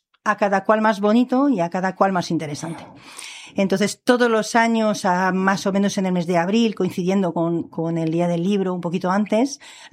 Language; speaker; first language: Spanish; non-native, fluent; French